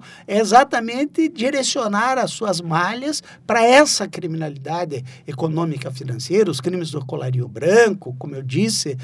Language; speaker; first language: Portuguese; native; Portuguese